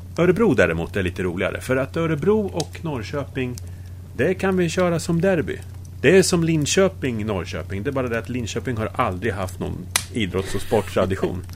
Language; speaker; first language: Swedish; native; Swedish